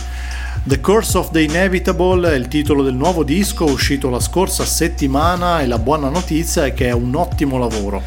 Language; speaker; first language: Italian; native; Italian